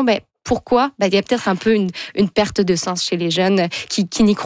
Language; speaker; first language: French; native; French